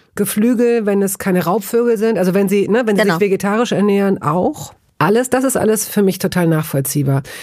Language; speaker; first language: German; native; German